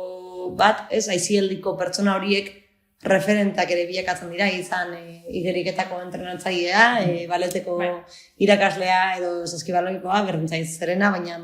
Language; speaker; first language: Basque; native; Basque